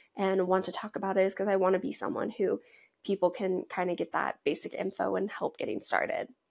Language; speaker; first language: English; native; English